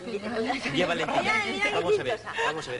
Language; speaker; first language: Spanish; native; Spanish